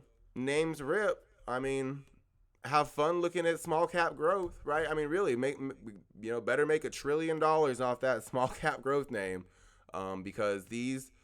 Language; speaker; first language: English; native; English